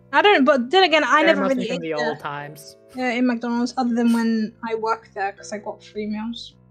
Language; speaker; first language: English; native; English